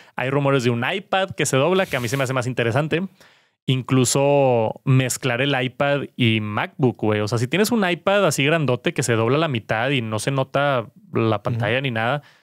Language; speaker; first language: Spanish; native; Spanish